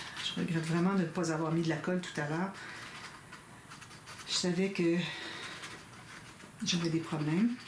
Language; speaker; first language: French; native; French